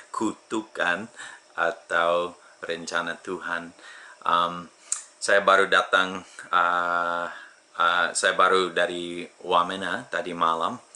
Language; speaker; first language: Indonesian; non-native, fluent; English